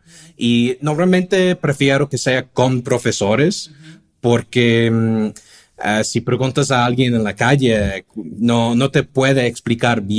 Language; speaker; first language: Spanish; non-native, fluent; English